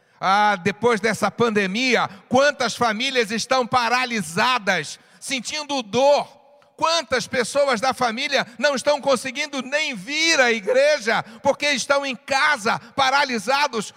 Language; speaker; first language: Portuguese; native; Portuguese